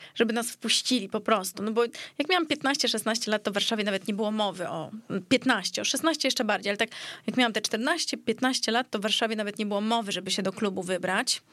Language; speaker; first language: Polish; early bilingual, heritage; Greek